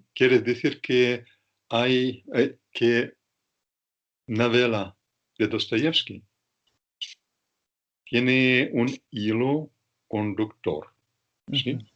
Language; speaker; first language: Spanish; non-native, fluent; Russian